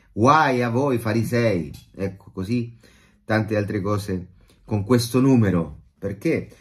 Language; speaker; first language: Italian; non-native, fluent; Spanish